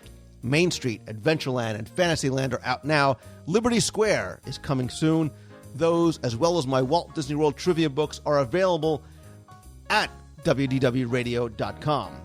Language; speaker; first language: English; native; English